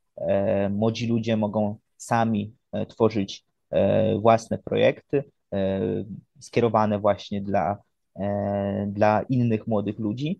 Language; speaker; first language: Polish; native; Polish